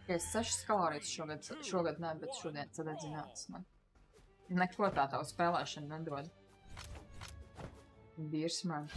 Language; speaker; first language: Latvian; native; Latvian